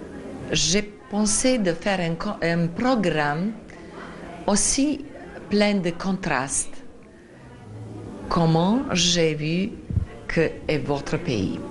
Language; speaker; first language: French; non-native, fluent; Serbian